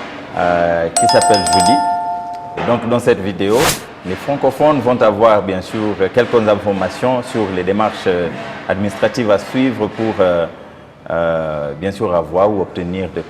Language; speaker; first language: French; non-native, fluent; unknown